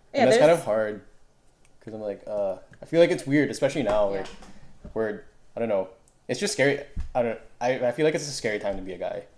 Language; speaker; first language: English; non-native, local second language; Filipino